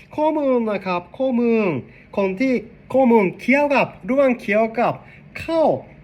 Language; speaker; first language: Thai; non-native, learner; Japanese